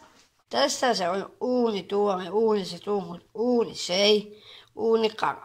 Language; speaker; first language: Finnish; native; Finnish